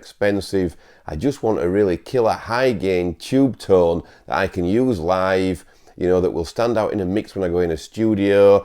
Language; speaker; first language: English; native; English